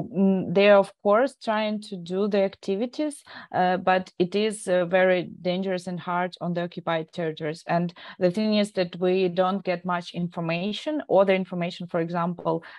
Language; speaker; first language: English; non-native, fluent; Ukrainian